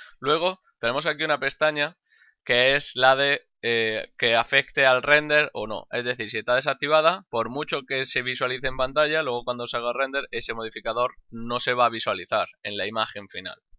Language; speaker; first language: Spanish; native; Spanish